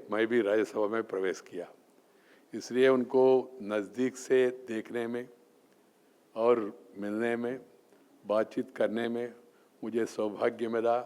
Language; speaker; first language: Hindi; non-native, local second language; Telugu